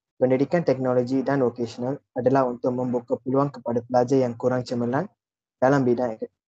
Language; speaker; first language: Malay; non-native, local second language; Tamil